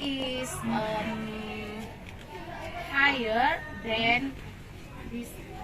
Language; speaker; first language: English; non-native, learner; Indonesian